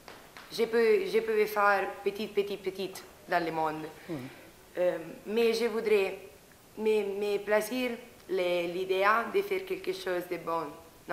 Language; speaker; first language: French; non-native, learner; Spanish